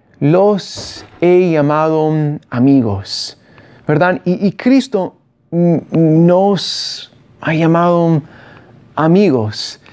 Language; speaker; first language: Spanish; non-native, fluent; English